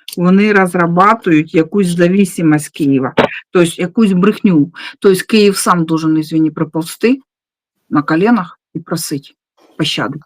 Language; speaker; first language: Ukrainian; non-native, local second language; Russian